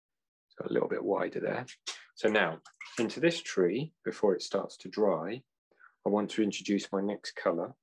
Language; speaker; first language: English; native; English